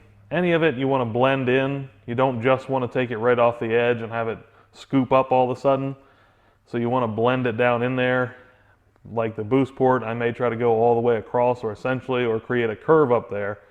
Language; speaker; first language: English; native; English